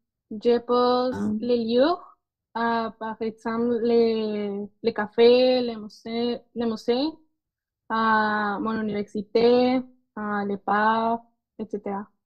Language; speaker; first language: French; non-native, learner; Spanish